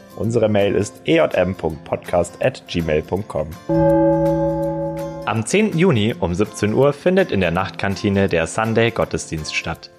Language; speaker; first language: German; native; German